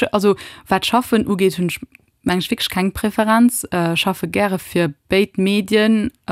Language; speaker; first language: Luxembourgish; early bilingual, other home language; Italian